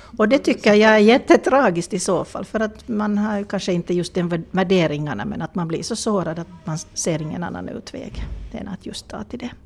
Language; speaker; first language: Swedish; native; Swedish